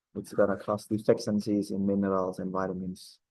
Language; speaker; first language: English; non-native, fluent; Khmer